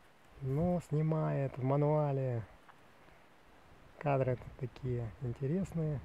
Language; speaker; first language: Russian; native; Russian